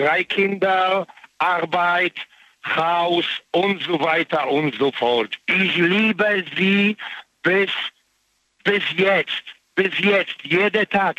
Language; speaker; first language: German; non-native, learner; Polish